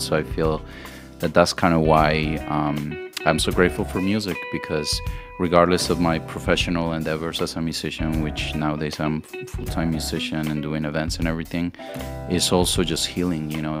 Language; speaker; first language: English; non-native, fluent; Spanish